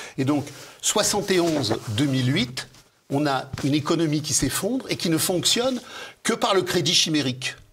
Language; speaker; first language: French; native; French